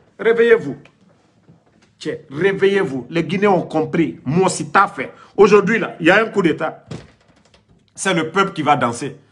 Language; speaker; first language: French; non-native, local second language; Mandingo